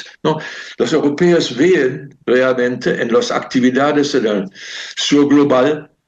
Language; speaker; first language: Spanish; non-native, fluent; German